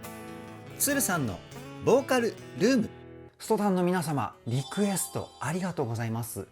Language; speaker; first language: Japanese; native; Japanese